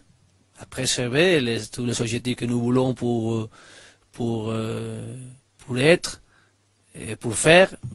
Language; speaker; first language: French; non-native, learner; Spanish